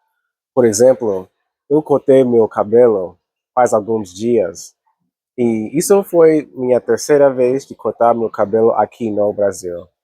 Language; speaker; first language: Portuguese; non-native, learner; English